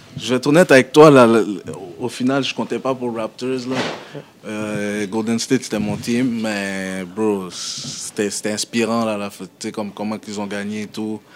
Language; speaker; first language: French; early bilingual, other home language; Haitian Creole